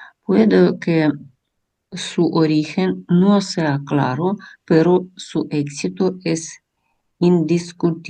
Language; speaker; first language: Spanish; non-native, learner; Russian